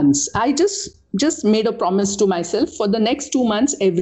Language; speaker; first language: English; non-native, local second language; Marathi